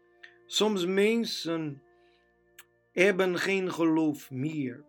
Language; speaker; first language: Dutch; non-native, fluent; Portuguese